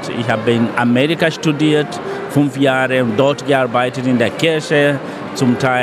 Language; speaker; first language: German; non-native, fluent; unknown